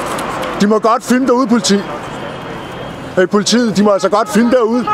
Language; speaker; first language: Danish; native; Danish